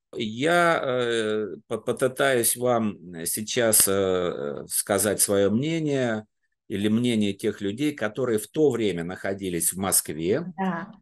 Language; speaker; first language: Russian; native; Russian